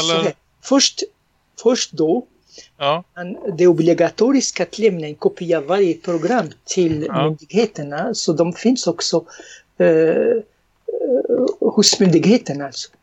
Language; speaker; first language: Swedish; non-native, fluent; Arabic